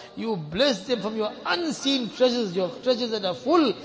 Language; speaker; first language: English; native; English